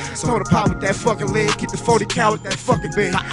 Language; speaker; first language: English; native; English